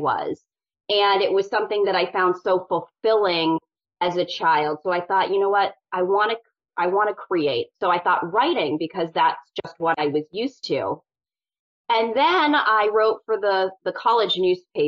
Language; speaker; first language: English; native; English